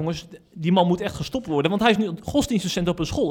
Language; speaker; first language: Dutch; native; Dutch